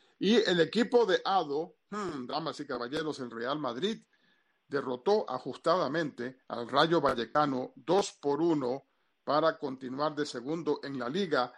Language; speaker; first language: Spanish; early bilingual, heritage; Spanish